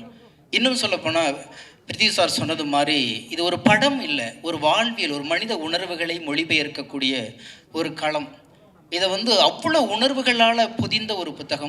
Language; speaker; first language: Tamil; native; Tamil